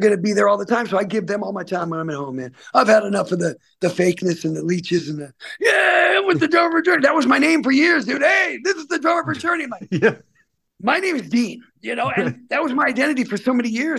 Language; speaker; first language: English; native; English